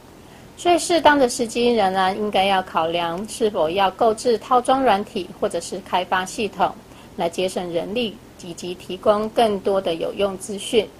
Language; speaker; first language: Chinese; native; Chinese